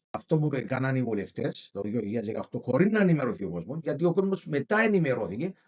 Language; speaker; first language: Greek; native; Greek